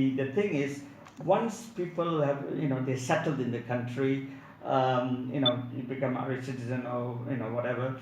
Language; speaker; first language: English; non-native, local second language; Tamil